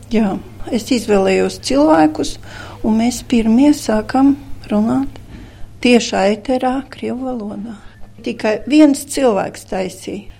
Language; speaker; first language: Latvian; non-native, local second language; Russian